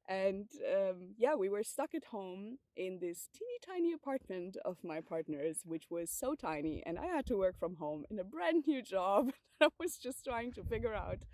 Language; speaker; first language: English; non-native, fluent; German